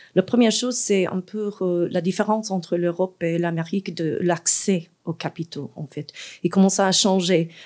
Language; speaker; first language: French; non-native, fluent; English